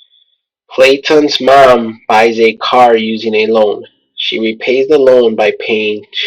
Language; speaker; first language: English; native; English